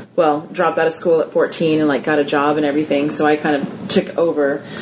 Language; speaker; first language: English; native; English